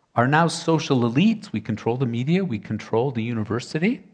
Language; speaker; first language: English; native; English